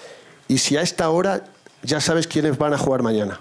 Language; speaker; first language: Spanish; native; Spanish